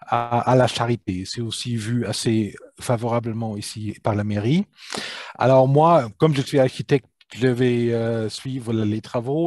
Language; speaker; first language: French; non-native, fluent; German